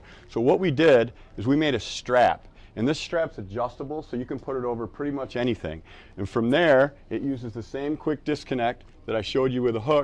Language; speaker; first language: English; native; English